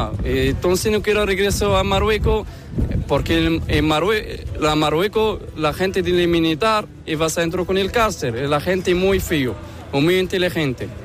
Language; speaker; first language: Spanish; non-native, learner; Arabic